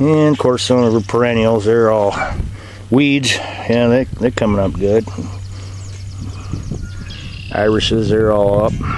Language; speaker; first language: English; native; English